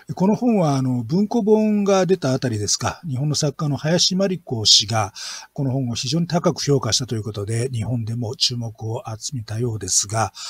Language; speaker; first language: Japanese; native; Japanese